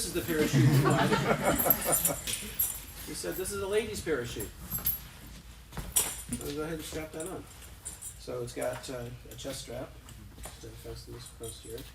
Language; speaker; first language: English; native; English